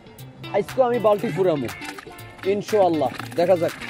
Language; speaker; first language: Portuguese; non-native, learner; Bangla